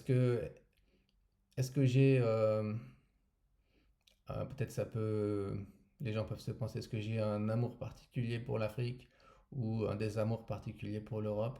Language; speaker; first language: French; native; French